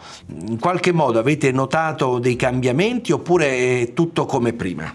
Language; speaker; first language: Italian; native; Italian